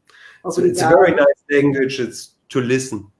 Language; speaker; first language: English; non-native, learner; German